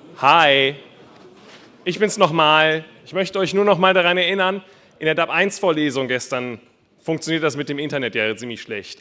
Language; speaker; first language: German; native; German